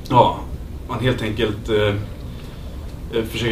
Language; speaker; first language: Swedish; native; Swedish